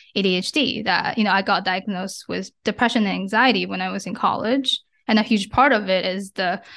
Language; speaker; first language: English; non-native, fluent; Chinese